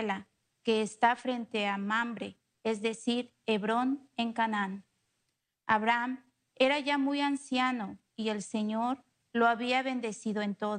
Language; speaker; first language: Spanish; native; Spanish